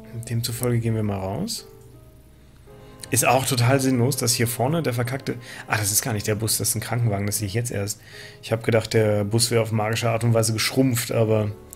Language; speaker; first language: German; native; German